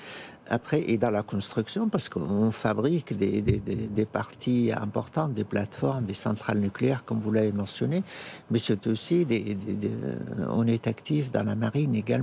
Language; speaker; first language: French; non-native, fluent; Arabic